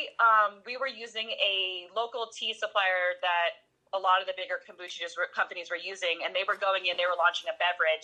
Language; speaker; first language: English; native; English